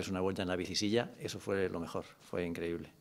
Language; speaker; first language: Spanish; native; Spanish